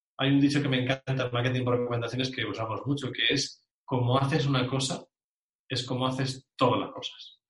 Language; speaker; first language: Spanish; native; Spanish